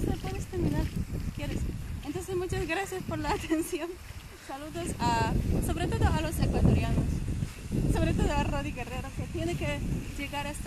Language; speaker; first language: Spanish; non-native, fluent; Polish